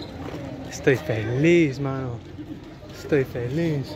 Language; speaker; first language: Spanish; non-native, learner; English